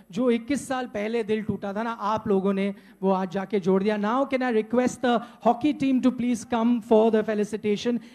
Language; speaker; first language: Hindi; native; Hindi